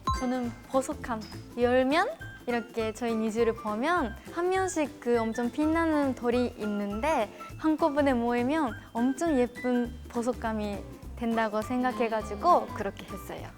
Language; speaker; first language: Korean; non-native, fluent; Japanese